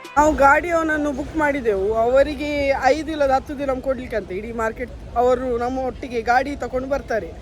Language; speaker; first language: Kannada; native; Kannada